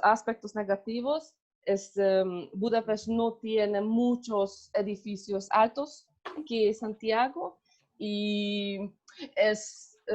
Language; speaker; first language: Spanish; non-native, learner; Hungarian